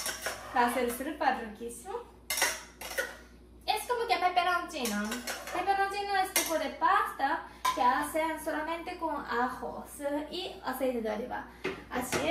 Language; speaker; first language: Spanish; non-native, learner; Japanese